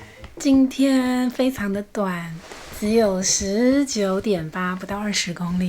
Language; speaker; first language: Chinese; native; Chinese